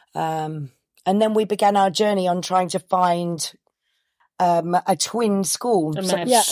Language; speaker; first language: English; native; English